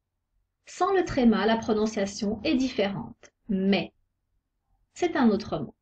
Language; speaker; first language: French; native; French